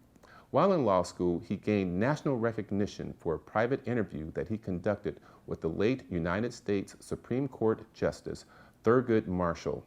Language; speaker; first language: English; native; English